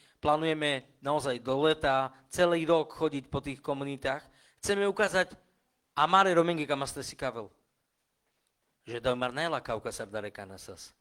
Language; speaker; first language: Slovak; non-native, local second language; Romany